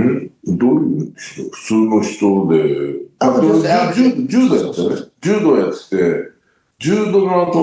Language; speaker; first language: Japanese; native; Japanese